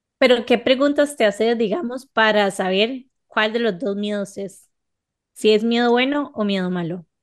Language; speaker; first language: Spanish; native; Spanish